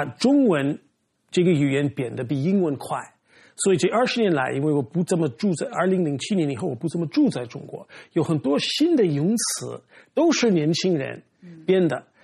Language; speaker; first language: Chinese; non-native, fluent; English